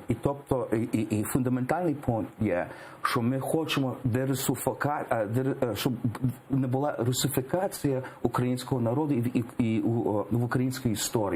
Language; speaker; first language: Ukrainian; early bilingual, heritage; English